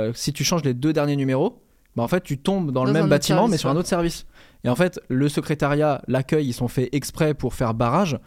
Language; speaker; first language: French; native; French